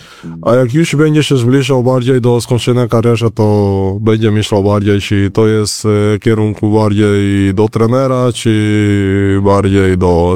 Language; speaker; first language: Polish; non-native, learner; Spanish